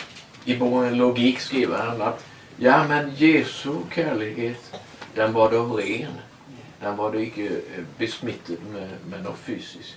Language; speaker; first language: Swedish; non-native, learner; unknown